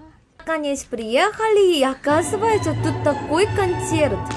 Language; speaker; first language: Russian; non-native, fluent; Korean